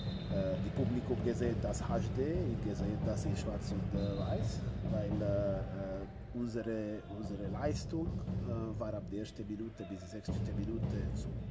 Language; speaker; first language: German; non-native, learner; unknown